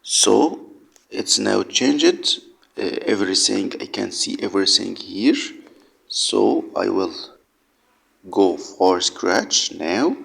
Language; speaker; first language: English; non-native, learner; Arabic